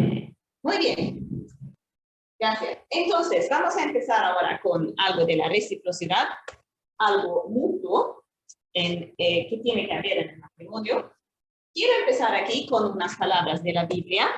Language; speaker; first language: Spanish; non-native, fluent; Swedish